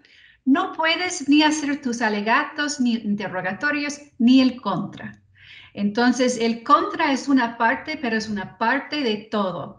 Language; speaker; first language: Spanish; non-native, fluent; English